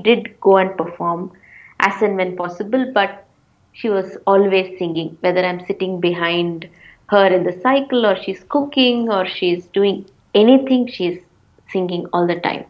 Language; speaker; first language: English; non-native, local second language; Tamil